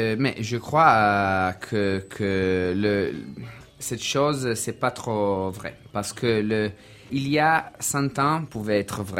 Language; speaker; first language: French; non-native, learner; Italian